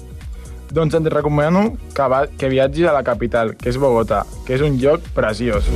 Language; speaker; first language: Catalan; non-native, learner; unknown